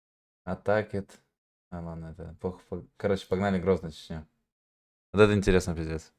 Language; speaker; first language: Russian; native; Russian